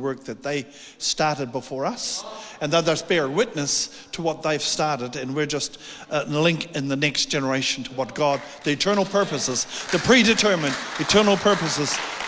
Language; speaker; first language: English; native; English